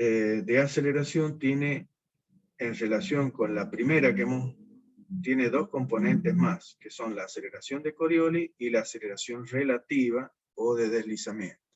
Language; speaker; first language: Spanish; native; Spanish